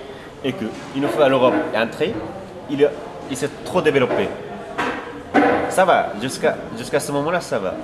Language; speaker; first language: French; non-native, fluent; Japanese